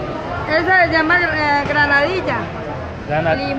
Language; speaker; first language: Spanish; native; Spanish